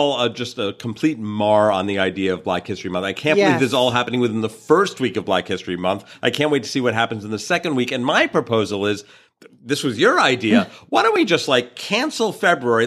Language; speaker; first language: English; native; English